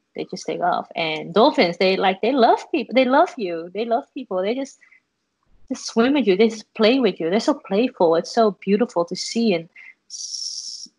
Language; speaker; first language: English; non-native, fluent; Dutch